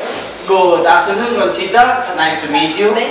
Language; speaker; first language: English; non-native, learner; Spanish